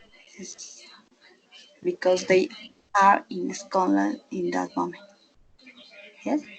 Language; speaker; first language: English; non-native, learner; Spanish